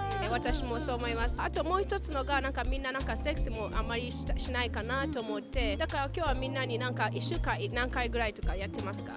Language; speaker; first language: Japanese; non-native, learner; English